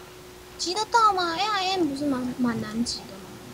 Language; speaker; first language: Chinese; native; Chinese